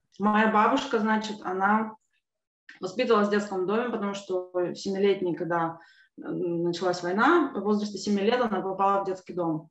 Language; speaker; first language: Russian; native; Russian